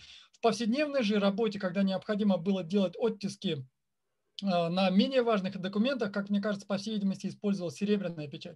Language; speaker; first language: Russian; native; Russian